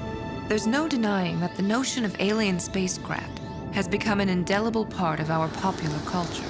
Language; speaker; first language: English; native; English